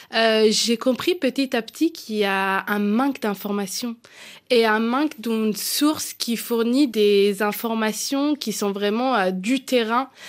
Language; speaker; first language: French; non-native, fluent; Hebrew